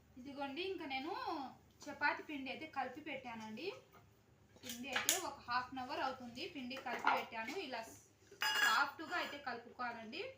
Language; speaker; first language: Telugu; non-native, local second language; Urdu